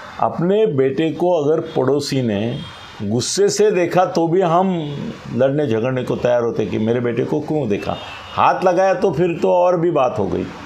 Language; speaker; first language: Hindi; non-native, local second language; Marathi